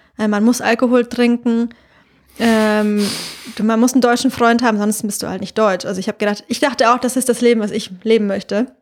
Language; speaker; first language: German; native; German